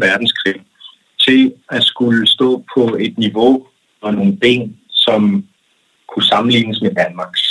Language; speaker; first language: Danish; non-native, local second language; Kalaallisut